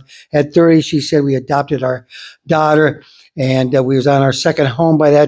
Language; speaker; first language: English; native; English